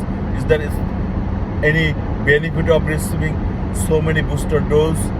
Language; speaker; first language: English; non-native, local second language; Bangla